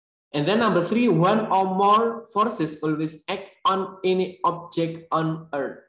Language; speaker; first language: English; non-native, learner; Indonesian